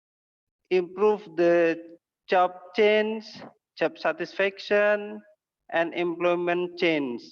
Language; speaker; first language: English; non-native, learner; Indonesian